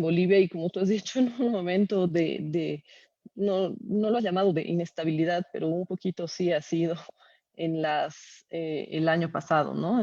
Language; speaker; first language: Spanish; native; Spanish